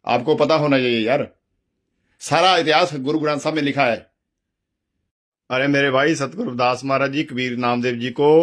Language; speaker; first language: Hindi; non-native, local second language; Punjabi